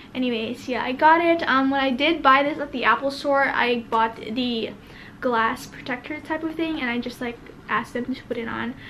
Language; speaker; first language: English; native; English